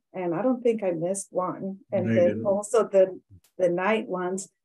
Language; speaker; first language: English; non-native, fluent; Spanish